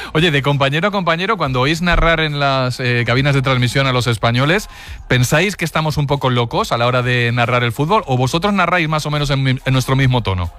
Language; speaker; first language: Spanish; native; Spanish